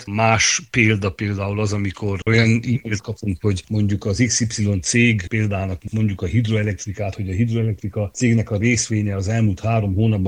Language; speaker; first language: Hungarian; native; Hungarian